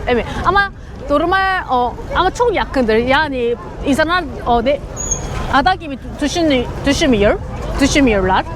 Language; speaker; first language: Turkish; non-native, learner; Korean